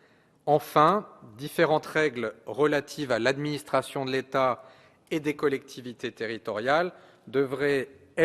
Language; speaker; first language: French; native; French